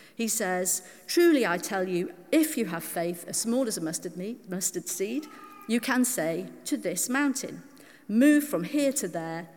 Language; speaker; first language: English; native; English